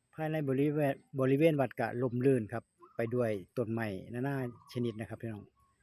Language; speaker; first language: Thai; native; Thai